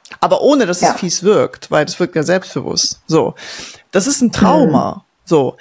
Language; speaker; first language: German; early bilingual, other home language; Polish